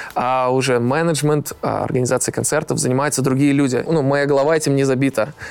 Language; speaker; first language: Russian; native; Russian